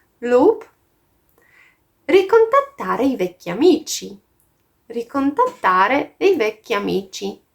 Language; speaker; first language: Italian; non-native, fluent; Polish